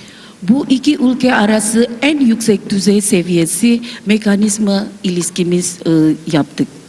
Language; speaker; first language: Turkish; non-native, fluent; Indonesian